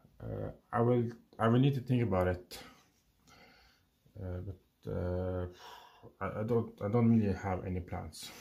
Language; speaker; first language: English; non-native, fluent; Norwegian